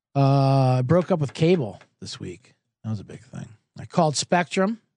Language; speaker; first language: English; native; English